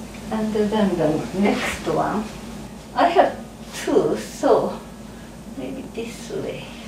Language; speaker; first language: English; non-native, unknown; Japanese